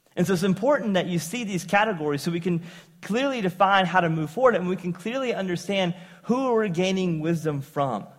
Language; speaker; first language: English; native; English